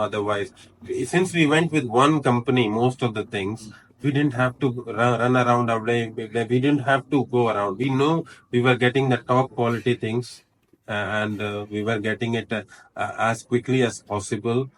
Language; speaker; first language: English; non-native, local second language; Malayalam